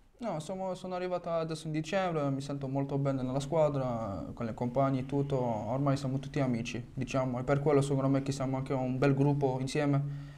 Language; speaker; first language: Italian; non-native, fluent; French